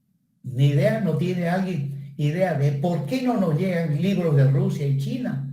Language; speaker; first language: Spanish; native; Spanish